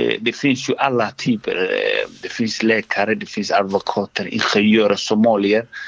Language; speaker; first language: Swedish; non-native, fluent; Somali